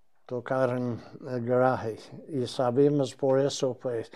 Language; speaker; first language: Spanish; non-native, fluent; English